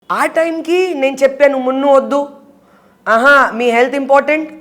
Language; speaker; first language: Telugu; non-native, learner; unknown